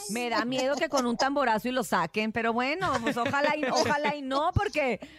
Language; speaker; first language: Spanish; native; Spanish